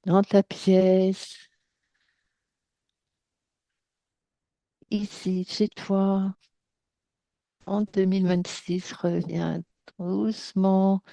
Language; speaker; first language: French; native; French